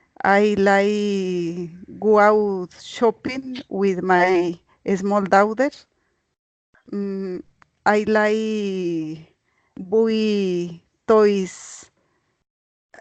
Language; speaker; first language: English; non-native, learner; Spanish